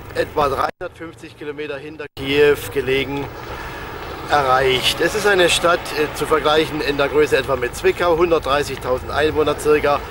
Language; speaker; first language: German; native; German